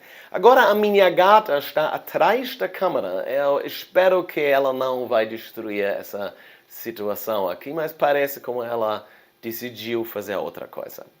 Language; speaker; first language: Portuguese; non-native, fluent; German